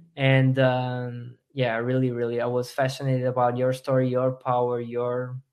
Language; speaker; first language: English; non-native, fluent; Portuguese